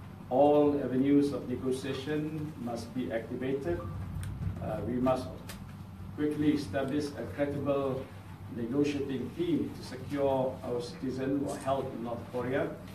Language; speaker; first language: English; non-native, local second language; Malay